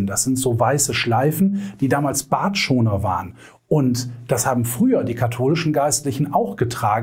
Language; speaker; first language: German; native; German